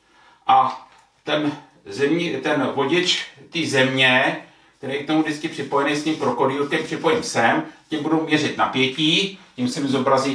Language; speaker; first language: Czech; native; Czech